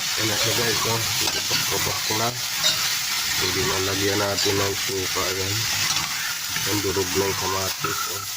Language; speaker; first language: Filipino; non-native, local second language; Waray